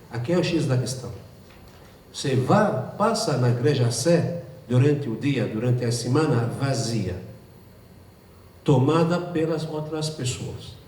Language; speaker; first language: Portuguese; non-native, fluent; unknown